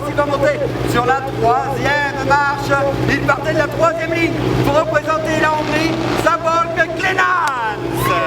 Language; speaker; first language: French; native; French